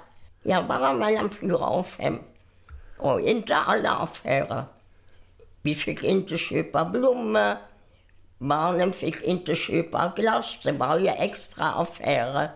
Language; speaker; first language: Swedish; non-native, fluent; German